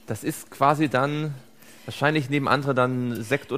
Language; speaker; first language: German; native; German